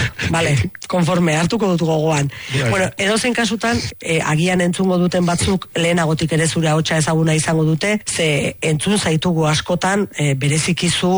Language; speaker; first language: Basque; native; Basque